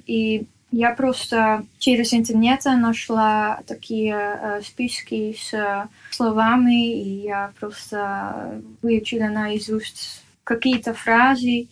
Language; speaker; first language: Russian; non-native, fluent; Dutch